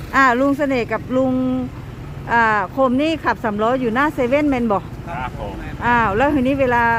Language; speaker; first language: Thai; non-native, local second language; Lao